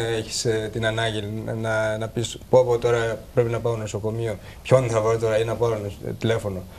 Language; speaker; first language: Greek; non-native, fluent; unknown